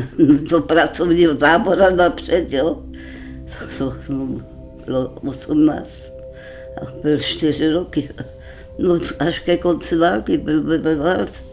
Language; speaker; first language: Czech; non-native, local second language; German